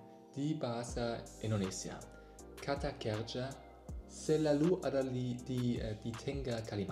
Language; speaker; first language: Indonesian; non-native, learner; German